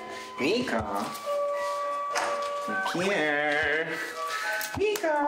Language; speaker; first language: Korean; non-native, learner; English